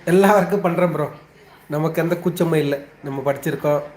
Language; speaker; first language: Tamil; non-native, local second language; Telugu